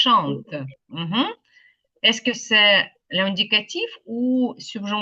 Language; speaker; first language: French; non-native, fluent; Ukrainian